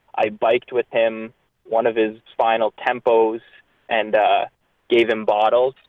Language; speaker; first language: English; native; English